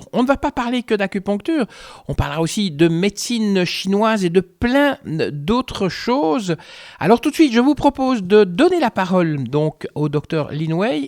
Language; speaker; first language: French; native; French